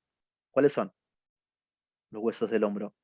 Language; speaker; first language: Spanish; native; Spanish